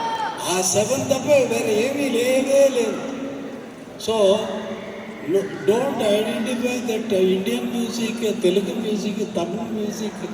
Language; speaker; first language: Telugu; non-native, fluent; Tamil